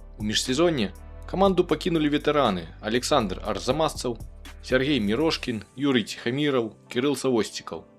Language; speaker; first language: Belarusian; native; Belarusian